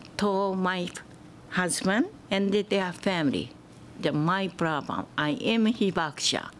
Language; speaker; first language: English; non-native, learner; Japanese